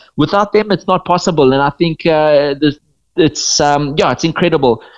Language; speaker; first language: English; native; English